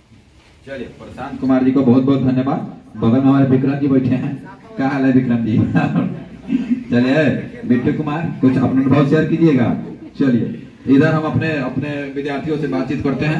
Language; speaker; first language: Hindi; native; Hindi